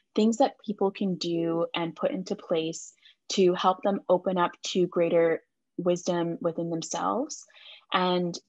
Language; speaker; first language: English; native; English